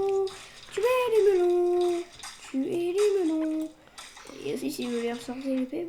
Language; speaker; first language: French; native; French